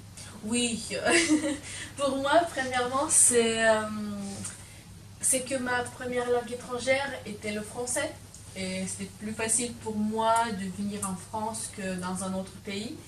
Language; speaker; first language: French; non-native, fluent; Lithuanian